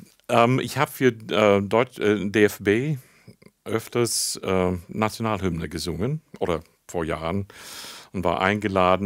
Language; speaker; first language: German; non-native, fluent; English